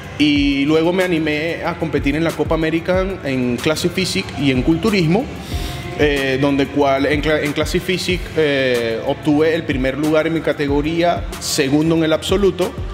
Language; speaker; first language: Spanish; native; Spanish